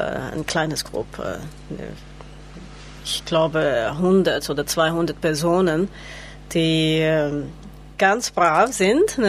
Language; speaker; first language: German; non-native, learner; Spanish